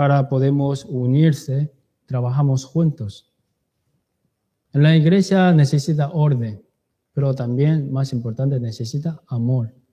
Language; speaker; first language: Spanish; non-native, learner; Chinese